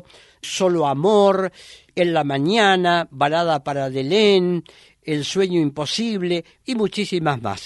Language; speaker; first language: Spanish; native; Spanish